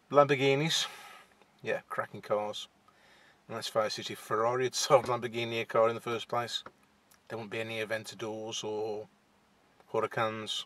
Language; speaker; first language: English; native; English